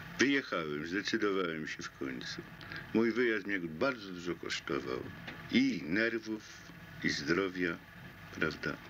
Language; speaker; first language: Polish; native; Polish